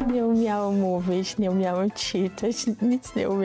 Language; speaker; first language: Polish; non-native, learner; Portuguese